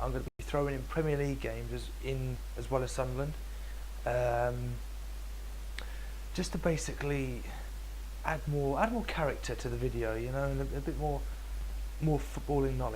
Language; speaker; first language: English; native; English